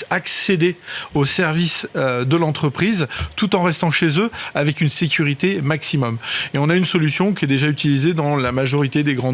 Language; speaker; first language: French; native; French